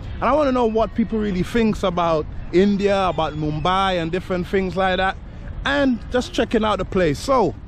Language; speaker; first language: English; native; English